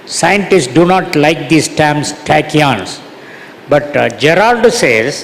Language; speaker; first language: English; non-native, local second language; Tamil